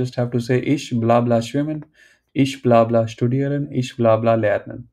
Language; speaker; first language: German; non-native, fluent; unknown